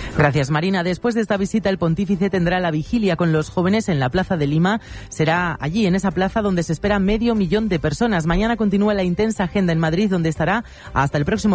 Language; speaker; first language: Spanish; native; Spanish